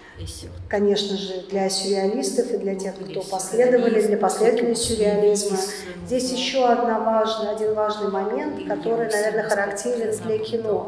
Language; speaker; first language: Russian; native; Russian